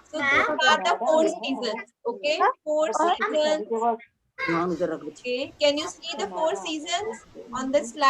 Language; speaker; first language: English; non-native, local second language; Hindi